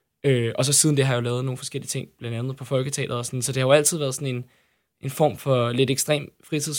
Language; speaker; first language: Danish; native; Danish